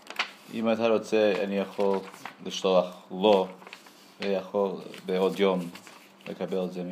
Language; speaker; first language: Hebrew; non-native, learner; English